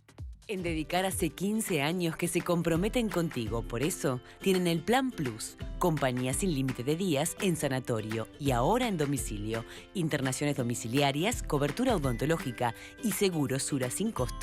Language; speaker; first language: Spanish; native; Spanish